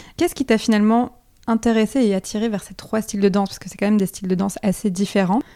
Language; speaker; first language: French; native; French